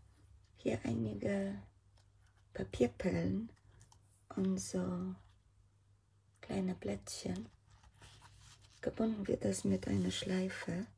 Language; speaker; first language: German; non-native, fluent; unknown